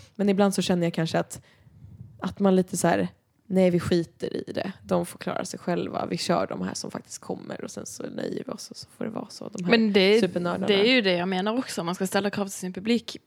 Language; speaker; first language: Swedish; non-native, fluent; Norwegian